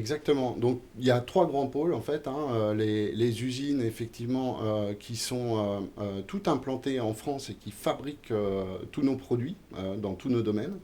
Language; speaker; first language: French; native; French